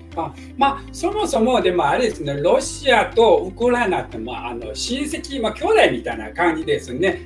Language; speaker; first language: Japanese; non-native, fluent; Chinese